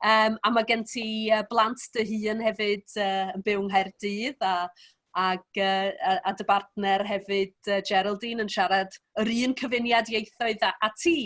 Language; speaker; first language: Welsh; native; Welsh